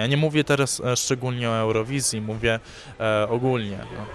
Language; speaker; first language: Polish; early bilingual, heritage; English